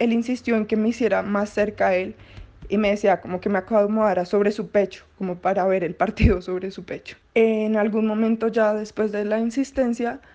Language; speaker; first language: Spanish; native; Spanish